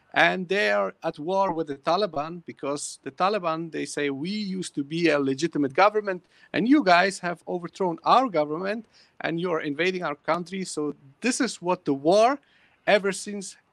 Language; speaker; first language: English; early bilingual, other home language; Persian